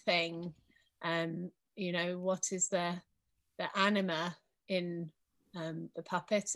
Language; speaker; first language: English; native; English